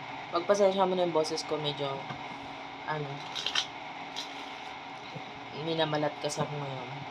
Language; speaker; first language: Filipino; native; Filipino